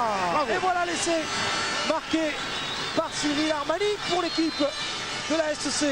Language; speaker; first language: French; native; French